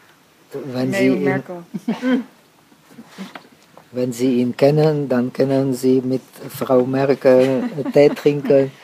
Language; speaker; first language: German; non-native, fluent; Czech